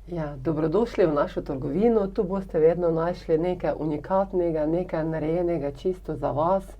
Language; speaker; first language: Slovenian; non-native, fluent; Ukrainian